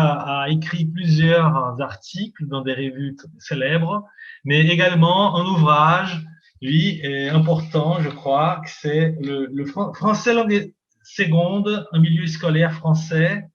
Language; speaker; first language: French; non-native, fluent; Portuguese